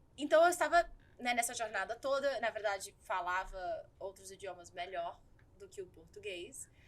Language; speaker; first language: Portuguese; native; Portuguese